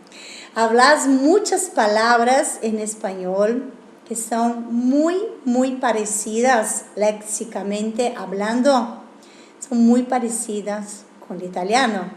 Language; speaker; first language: Spanish; non-native, fluent; Italian